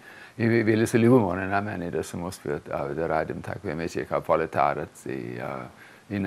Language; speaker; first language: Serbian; non-native, fluent; English